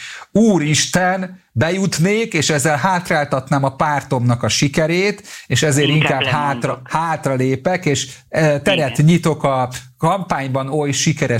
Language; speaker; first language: Hungarian; native; Hungarian